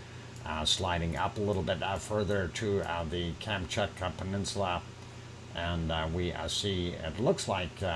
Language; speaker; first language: English; native; English